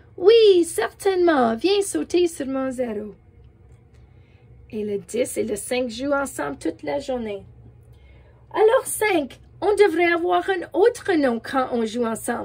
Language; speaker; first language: French; non-native, fluent; English